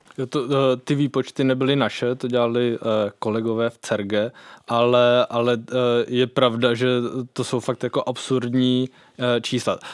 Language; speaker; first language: Czech; native; Czech